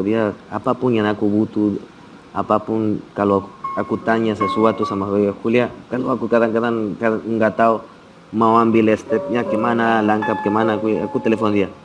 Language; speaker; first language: Indonesian; non-native, fluent; Spanish